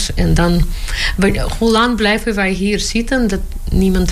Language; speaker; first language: Dutch; non-native, learner; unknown